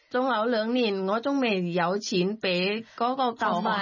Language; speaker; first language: Cantonese; non-native, learner; Thai